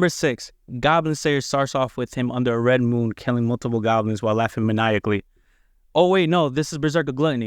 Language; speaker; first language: English; native; English